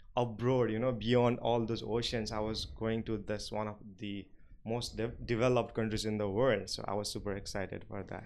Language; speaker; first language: English; non-native, local second language; Nepali